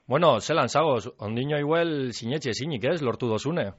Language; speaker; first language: Basque; native; Basque